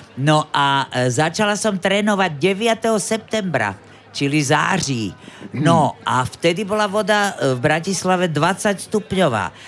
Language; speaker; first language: Slovak; native; Slovak